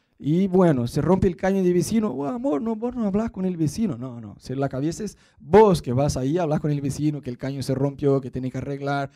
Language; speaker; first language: Spanish; non-native, fluent; Portuguese